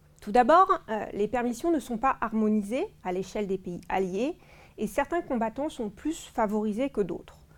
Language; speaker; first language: French; native; French